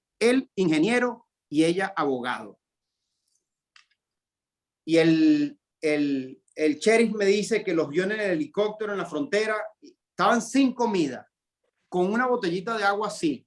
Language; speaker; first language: Spanish; native; Spanish